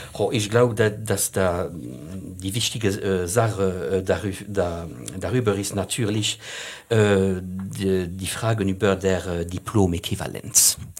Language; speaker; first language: German; non-native, fluent; French